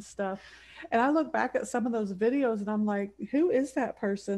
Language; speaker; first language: English; native; English